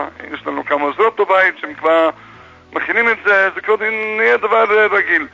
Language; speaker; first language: Hebrew; non-native, fluent; English